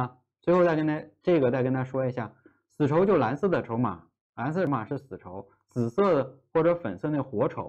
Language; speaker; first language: Chinese; native; Chinese